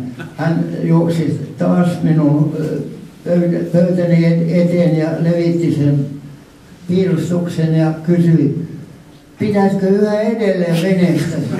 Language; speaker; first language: Finnish; non-native, local second language; Swedish